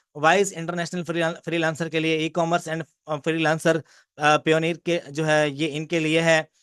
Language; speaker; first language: Urdu; non-native, local second language; Punjabi